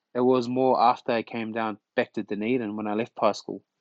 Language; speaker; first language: English; early bilingual, other home language; Tongan